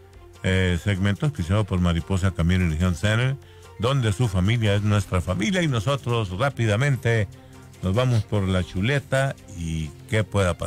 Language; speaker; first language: Spanish; native; Spanish